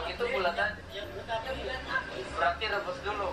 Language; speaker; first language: Indonesian; native; Indonesian